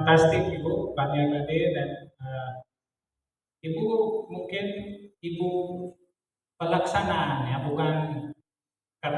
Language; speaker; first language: Indonesian; non-native, fluent; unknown